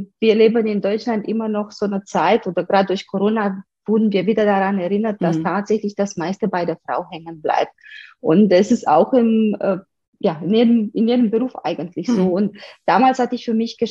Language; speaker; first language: German; non-native, fluent; Romanian